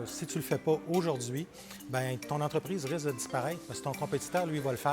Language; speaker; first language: French; native; French